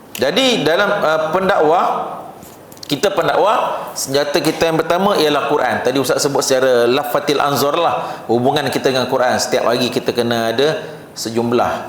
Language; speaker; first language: Malay; native; Malay